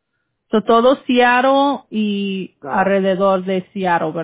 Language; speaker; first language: Spanish; early bilingual, heritage; Spanish